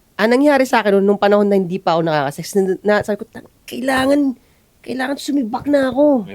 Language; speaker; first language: Filipino; native; Filipino